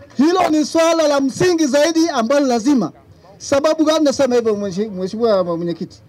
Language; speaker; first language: Swahili; non-native, local second language; Luo (Kenya and Tanzania)